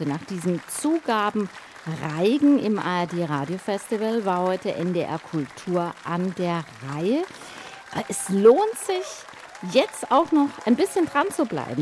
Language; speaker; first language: German; native; German